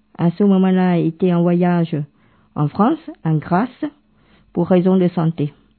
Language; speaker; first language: French; non-native, local second language; Khmer